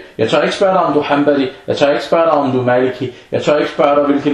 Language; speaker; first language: Danish; non-native, fluent; Arabic